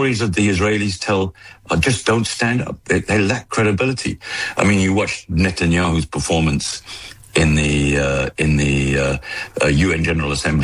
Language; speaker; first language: English; native; English